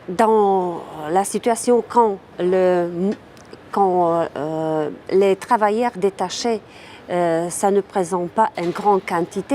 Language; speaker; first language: French; non-native, fluent; Czech